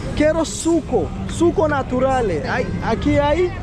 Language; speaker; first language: Portuguese; non-native, learner; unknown